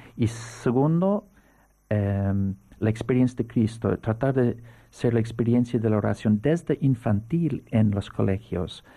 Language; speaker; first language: Spanish; non-native, fluent; English